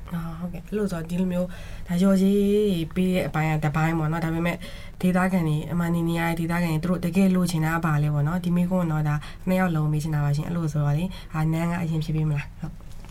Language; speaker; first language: Burmese; native; Burmese